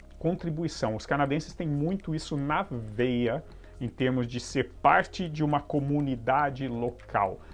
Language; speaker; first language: Portuguese; native; Portuguese